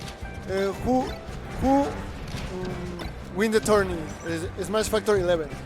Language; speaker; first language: English; non-native, learner; Spanish